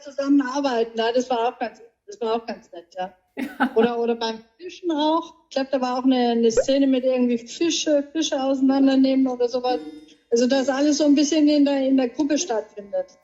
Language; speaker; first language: German; native; German